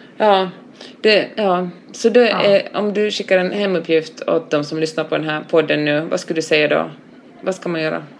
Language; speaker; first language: Swedish; native; Swedish